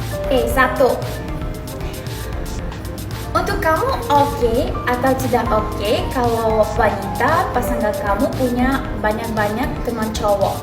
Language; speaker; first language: Indonesian; non-native, learner; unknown